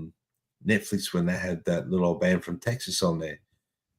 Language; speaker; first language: English; native; English